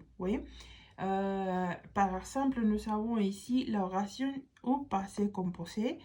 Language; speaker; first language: French; non-native, fluent; Spanish